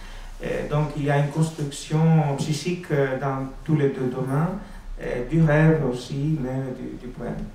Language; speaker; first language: French; non-native, fluent; Greek